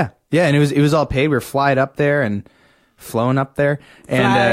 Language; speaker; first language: English; native; English